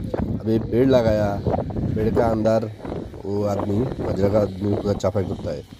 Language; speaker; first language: Hindi; non-native, learner; Bangla